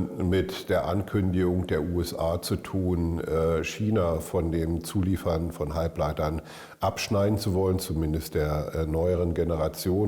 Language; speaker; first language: German; native; German